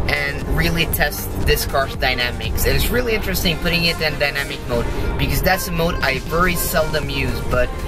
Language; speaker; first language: English; non-native, fluent; Norwegian